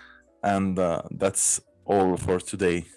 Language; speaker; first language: English; non-native, fluent; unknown